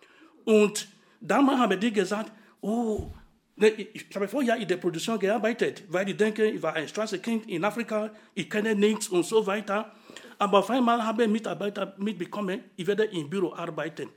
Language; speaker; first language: German; non-native, fluent; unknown